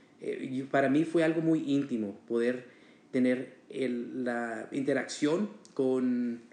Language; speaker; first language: Spanish; early bilingual, heritage; Spanish